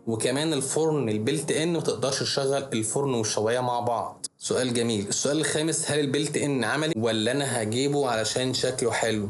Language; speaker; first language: Arabic; native; Arabic